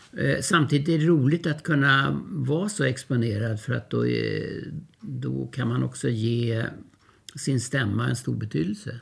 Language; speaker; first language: Swedish; early bilingual, other home language; German